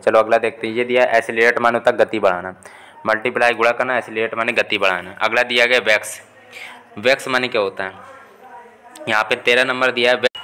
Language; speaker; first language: Hindi; native; Hindi